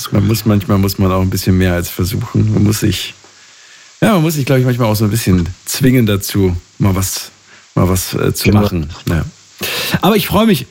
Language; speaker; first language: German; native; German